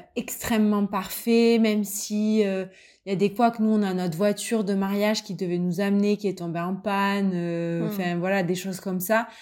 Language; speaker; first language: French; native; French